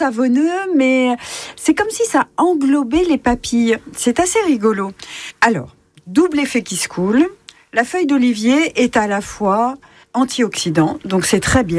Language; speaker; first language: French; native; French